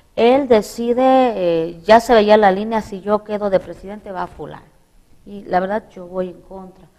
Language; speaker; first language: Spanish; native; Spanish